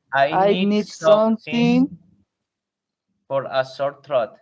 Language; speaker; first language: English; non-native, learner; Spanish